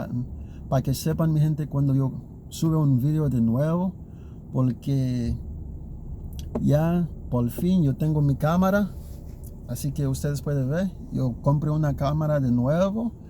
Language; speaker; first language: Spanish; non-native, learner; Haitian Creole